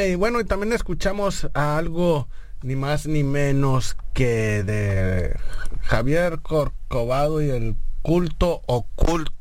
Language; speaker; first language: Spanish; native; Spanish